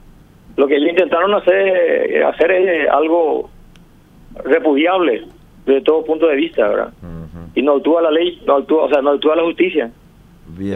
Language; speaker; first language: Spanish; native; Spanish